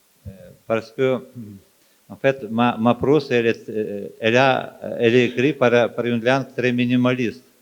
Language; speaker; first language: French; non-native, fluent; Ukrainian